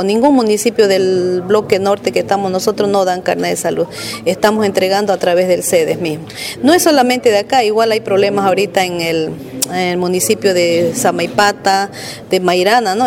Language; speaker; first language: Spanish; native; Spanish